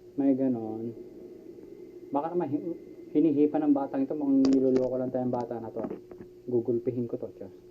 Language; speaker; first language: Filipino; non-native, local second language; Hiligaynon